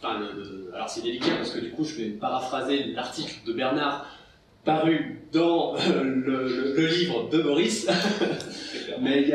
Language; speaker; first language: French; native; French